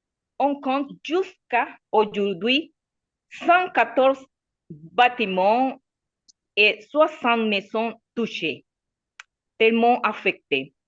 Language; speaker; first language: French; non-native, learner; Spanish